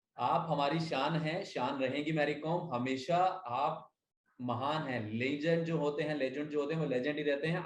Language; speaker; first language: Hindi; native; Hindi